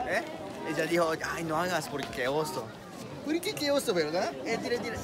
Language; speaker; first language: Spanish; non-native, learner; Japanese